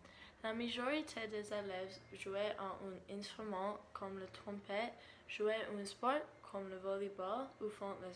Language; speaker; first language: French; non-native, learner; English